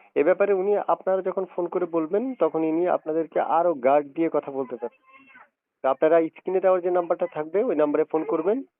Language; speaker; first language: Bangla; native; Bangla